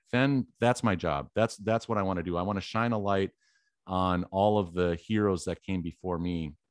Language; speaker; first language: English; native; English